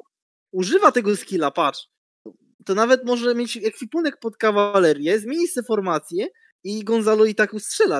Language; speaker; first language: Polish; native; Polish